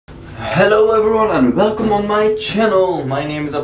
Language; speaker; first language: English; non-native, fluent; Dutch